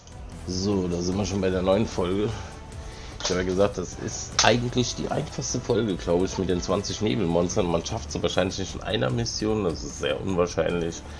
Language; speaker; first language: German; native; German